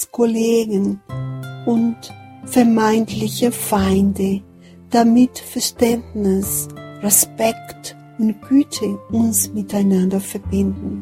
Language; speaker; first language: German; non-native, fluent; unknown